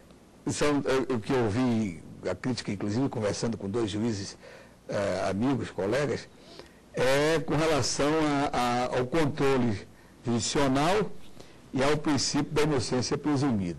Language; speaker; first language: Portuguese; native; Portuguese